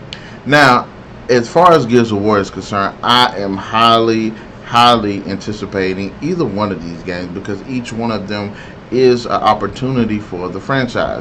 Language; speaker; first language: English; native; English